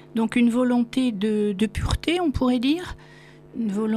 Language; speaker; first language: French; native; French